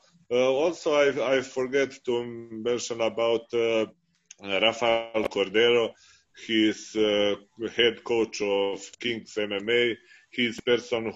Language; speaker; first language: English; non-native, fluent; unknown